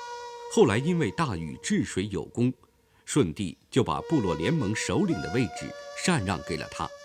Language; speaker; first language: Chinese; native; Chinese